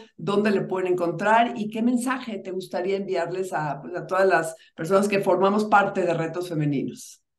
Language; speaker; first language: Spanish; native; Spanish